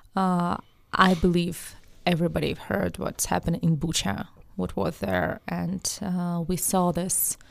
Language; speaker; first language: English; non-native, fluent; Russian